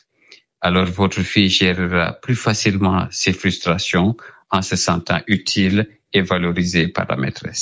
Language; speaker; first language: French; non-native, local second language; Wolof